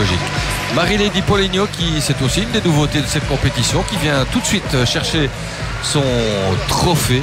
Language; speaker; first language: French; native; French